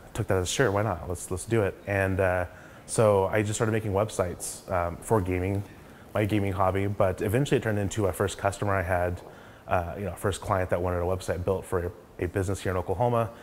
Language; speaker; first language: English; native; English